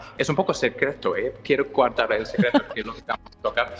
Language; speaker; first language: Spanish; non-native, fluent; English